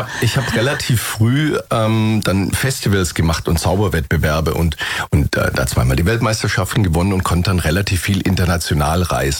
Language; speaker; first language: German; native; German